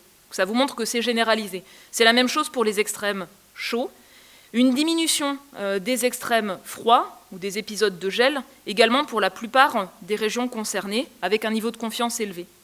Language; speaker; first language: French; native; French